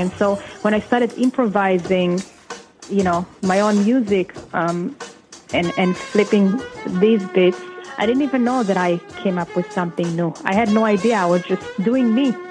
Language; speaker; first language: English; non-native, fluent; Hebrew